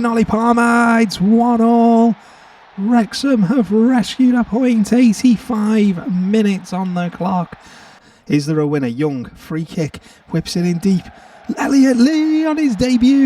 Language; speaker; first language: English; native; English